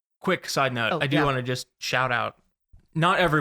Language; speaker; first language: English; native; English